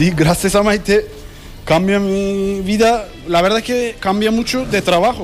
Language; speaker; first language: Spanish; non-native, learner; Turkish